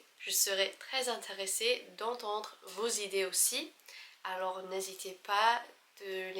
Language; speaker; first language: French; non-native, fluent; English